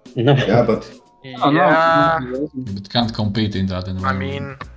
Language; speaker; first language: English; non-native, fluent; German